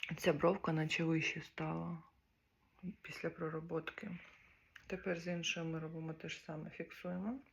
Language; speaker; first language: Ukrainian; native; Ukrainian